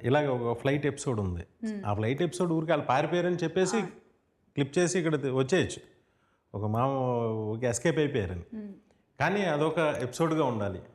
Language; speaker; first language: Telugu; native; Telugu